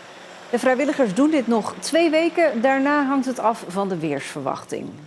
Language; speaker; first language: Dutch; native; Dutch